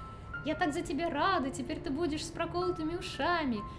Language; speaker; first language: Russian; native; Russian